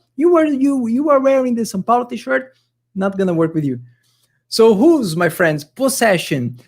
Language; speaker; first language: English; non-native, fluent; Portuguese